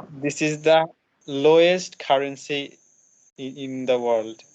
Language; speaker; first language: English; non-native, learner; Bangla